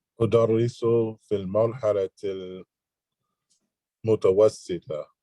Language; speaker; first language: Arabic; non-native, learner; English